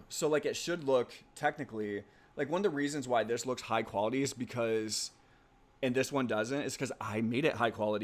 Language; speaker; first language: English; native; English